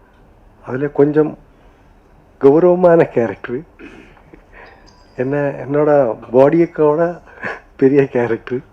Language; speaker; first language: Tamil; non-native, learner; Malayalam